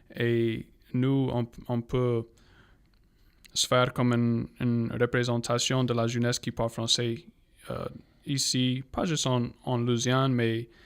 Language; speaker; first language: French; non-native, local second language; English